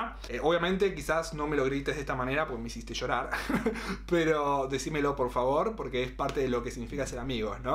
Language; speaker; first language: Spanish; native; Spanish